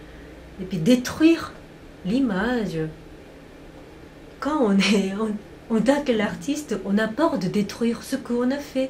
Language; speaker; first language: French; non-native, fluent; Korean